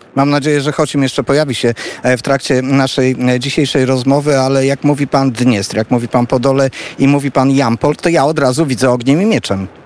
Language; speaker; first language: Polish; native; Polish